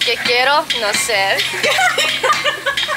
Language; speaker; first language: Spanish; non-native, learner; English